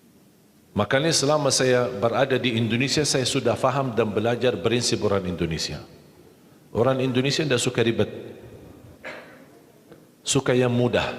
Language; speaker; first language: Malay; non-native, fluent; Arabic